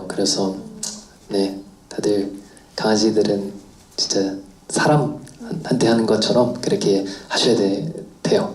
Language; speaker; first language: Korean; non-native, fluent; English